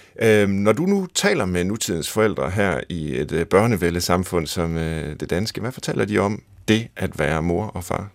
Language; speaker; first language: Danish; native; Danish